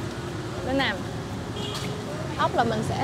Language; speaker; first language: Vietnamese; native; Vietnamese